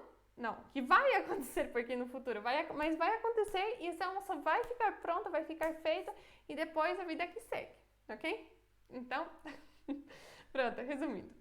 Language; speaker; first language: Portuguese; non-native, fluent; Polish